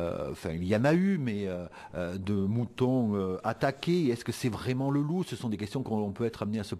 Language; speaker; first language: French; native; French